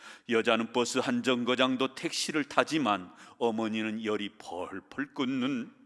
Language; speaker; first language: Korean; native; Korean